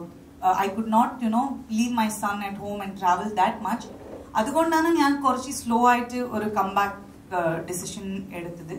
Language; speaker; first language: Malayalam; non-native, fluent; Kannada